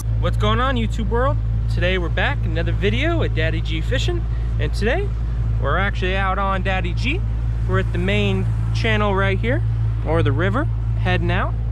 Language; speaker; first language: English; native; English